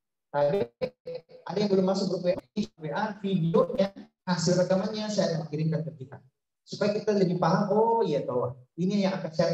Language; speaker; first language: Indonesian; native; Indonesian